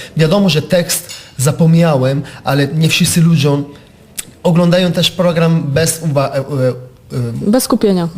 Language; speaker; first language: Polish; non-native, fluent; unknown